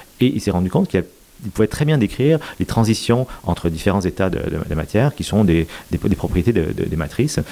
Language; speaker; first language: French; native; French